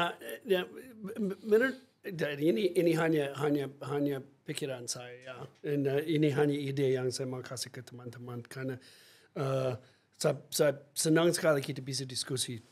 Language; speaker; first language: Indonesian; non-native, fluent; English